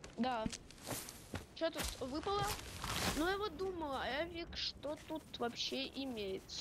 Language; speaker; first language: Russian; native; Russian